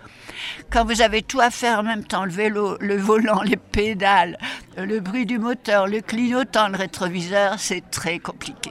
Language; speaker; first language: French; native; French